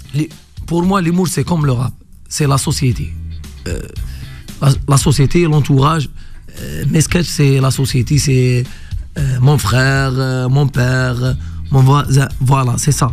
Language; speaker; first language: French; non-native, local second language; Arabic